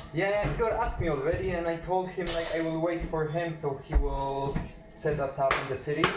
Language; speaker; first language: English; non-native, fluent; Polish